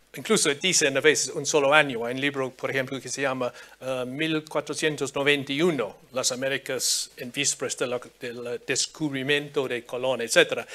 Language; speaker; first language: Spanish; non-native, fluent; English